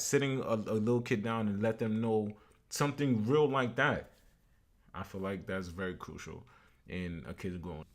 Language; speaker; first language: English; native; English